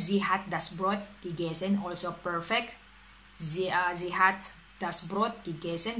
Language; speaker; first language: German; non-native, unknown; Filipino